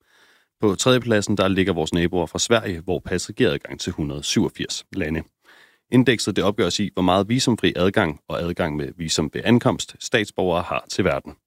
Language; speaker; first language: Danish; native; Danish